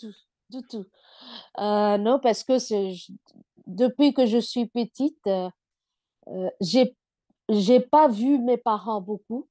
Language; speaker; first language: French; non-native, fluent; Bangla